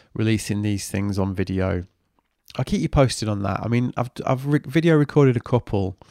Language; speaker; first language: English; native; English